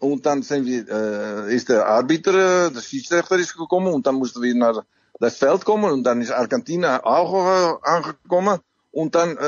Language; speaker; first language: German; non-native, learner; Dutch